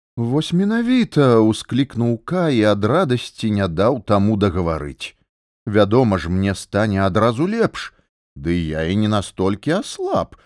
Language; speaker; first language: Belarusian; native; Belarusian